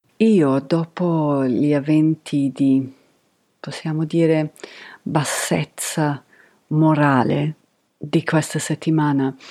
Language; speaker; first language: Italian; non-native, fluent; English